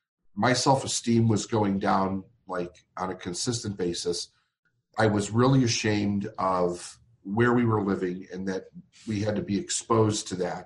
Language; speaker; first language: English; native; English